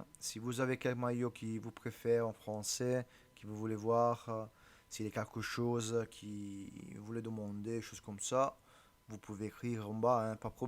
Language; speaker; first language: French; non-native, learner; Italian